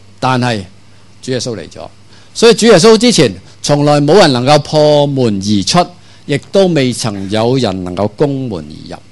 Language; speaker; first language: Chinese; non-native, local second language; Cantonese